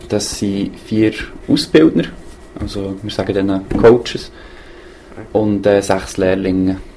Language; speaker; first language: German; native; German